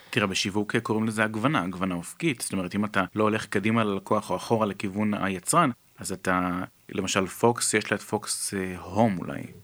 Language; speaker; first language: Hebrew; native; Hebrew